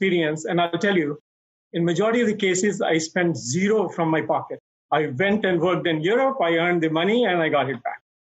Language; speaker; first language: English; non-native, local second language; Hindi